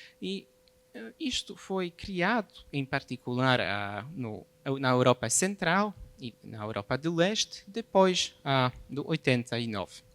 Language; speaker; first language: Portuguese; non-native, fluent; Polish